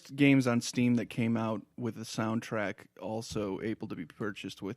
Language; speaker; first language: English; native; English